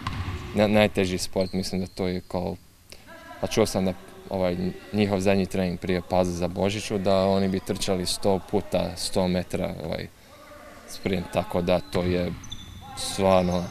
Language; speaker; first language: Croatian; early bilingual, heritage; English